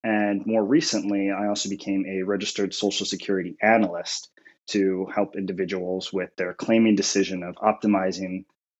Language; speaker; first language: English; native; English